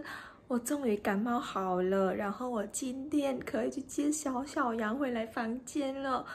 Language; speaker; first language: Chinese; non-native, fluent; Vietnamese